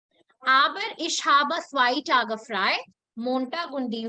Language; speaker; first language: German; non-native, fluent; Hindi